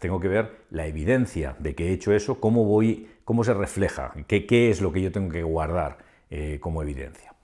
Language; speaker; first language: Spanish; native; Spanish